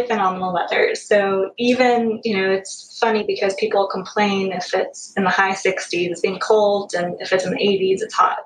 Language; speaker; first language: English; native; English